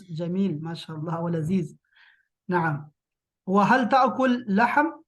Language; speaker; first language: Arabic; non-native, fluent; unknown